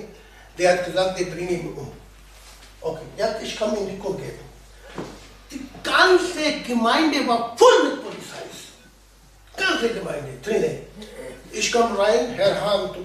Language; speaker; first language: German; non-native, learner; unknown